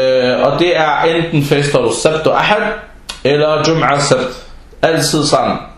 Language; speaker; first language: Danish; non-native, fluent; Arabic